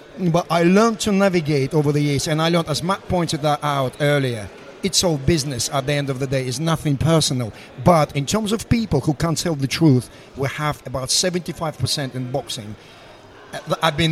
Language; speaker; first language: English; non-native, fluent; Russian